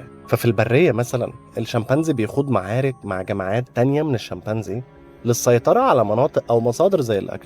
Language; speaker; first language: Arabic; native; Arabic